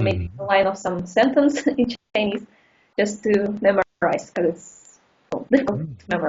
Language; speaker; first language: English; non-native, fluent; Russian